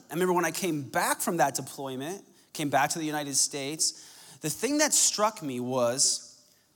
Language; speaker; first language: English; native; English